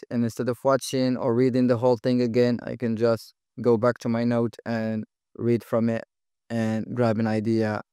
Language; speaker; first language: English; non-native, fluent; Arabic